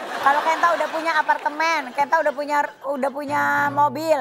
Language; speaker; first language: Indonesian; native; Indonesian